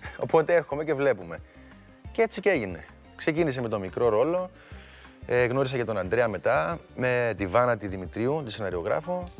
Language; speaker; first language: Greek; native; Greek